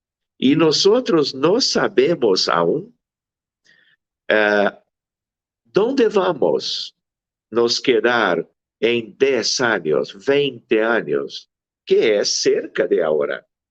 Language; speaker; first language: Spanish; non-native, fluent; Portuguese